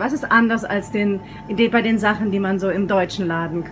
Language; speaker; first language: German; native; German